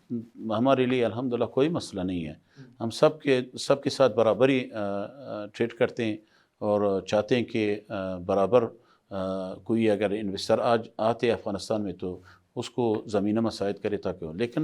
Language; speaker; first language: Hindi; non-native, fluent; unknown